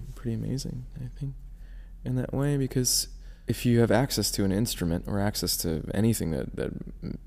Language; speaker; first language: English; native; English